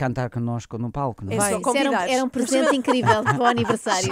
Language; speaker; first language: Portuguese; non-native, learner; English